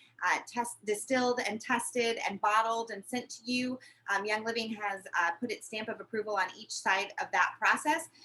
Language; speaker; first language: English; native; English